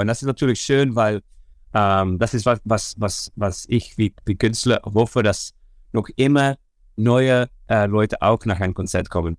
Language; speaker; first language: German; non-native, learner; Dutch